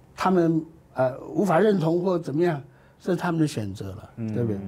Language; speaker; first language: Chinese; native; Chinese